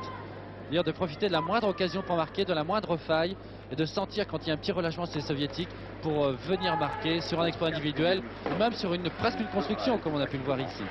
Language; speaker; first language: French; native; French